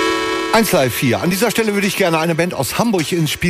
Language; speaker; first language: German; native; German